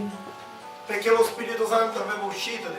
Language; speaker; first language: Italian; native; Italian